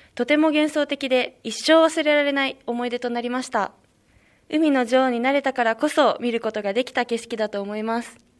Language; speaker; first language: Japanese; native; Japanese